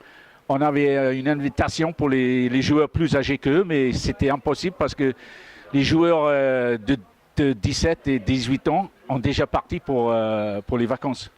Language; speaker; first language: French; non-native, fluent; English